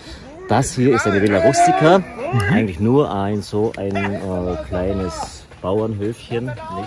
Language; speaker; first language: German; native; German